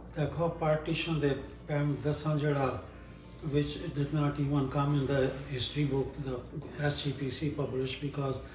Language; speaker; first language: English; non-native, local second language; Punjabi